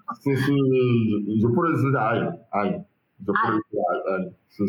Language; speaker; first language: Spanish; non-native, learner; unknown